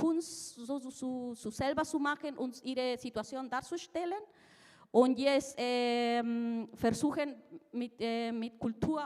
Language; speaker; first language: German; non-native, fluent; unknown